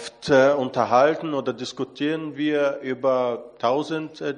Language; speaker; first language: German; non-native, fluent; Portuguese